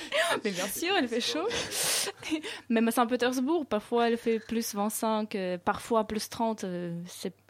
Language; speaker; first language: French; non-native, fluent; Russian